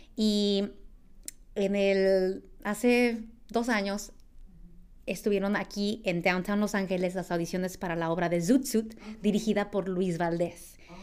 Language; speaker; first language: Spanish; early bilingual, heritage; Spanish